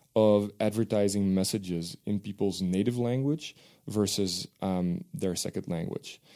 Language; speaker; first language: English; non-native, fluent; Dutch